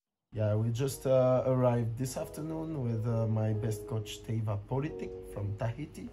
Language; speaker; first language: English; non-native, fluent; French